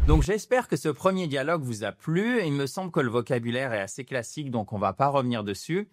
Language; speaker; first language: French; native; French